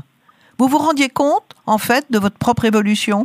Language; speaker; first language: French; native; French